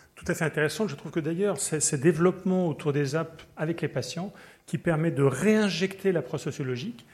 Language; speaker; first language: French; native; French